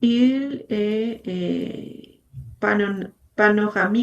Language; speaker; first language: French; non-native, learner; Spanish